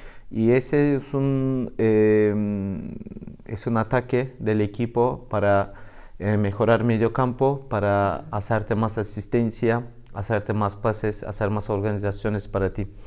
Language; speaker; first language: Spanish; non-native, learner; Turkish